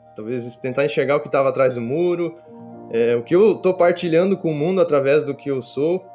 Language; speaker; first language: Portuguese; native; Portuguese